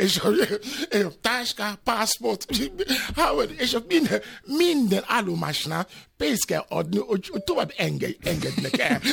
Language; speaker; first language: Hungarian; non-native, fluent; Yoruba